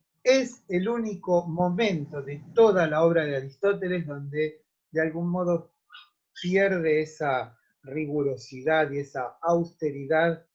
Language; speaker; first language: Spanish; native; Spanish